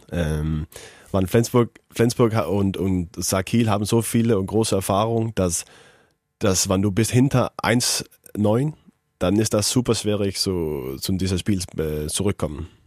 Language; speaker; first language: German; non-native, learner; Faroese